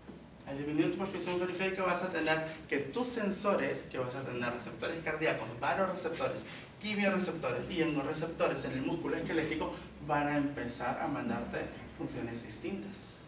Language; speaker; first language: Spanish; native; Spanish